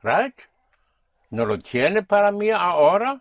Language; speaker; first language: Spanish; non-native, fluent; English